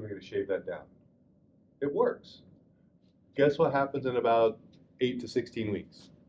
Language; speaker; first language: English; native; English